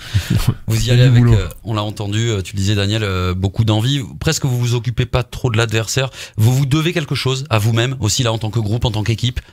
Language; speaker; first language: French; native; French